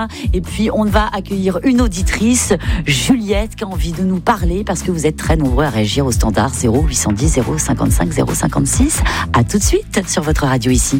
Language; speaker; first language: French; native; French